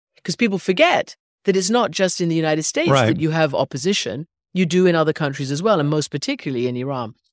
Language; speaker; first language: English; early bilingual, other home language; Persian